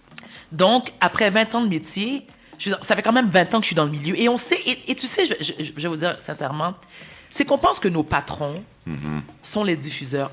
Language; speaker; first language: French; native; French